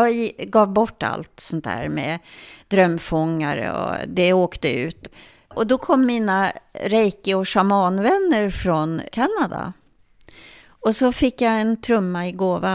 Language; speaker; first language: Swedish; early bilingual, other home language; German